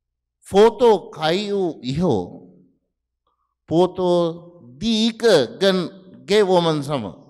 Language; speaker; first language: Chinese; non-native, fluent; Sinhala